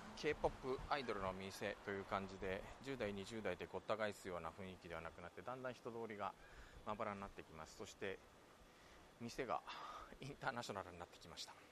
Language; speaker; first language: Japanese; native; Japanese